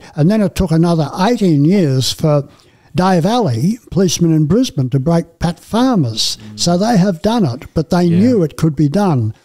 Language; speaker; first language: English; native; English